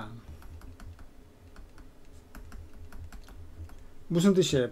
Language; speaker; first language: Korean; native; Korean